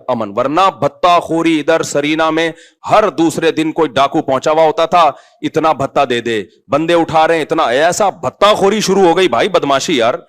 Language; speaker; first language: Urdu; native; Urdu